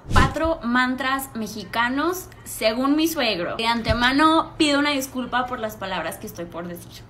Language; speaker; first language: Spanish; early bilingual, heritage; Spanish